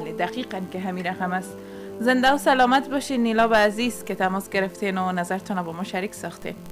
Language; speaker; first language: Persian; non-native, local second language; Pashto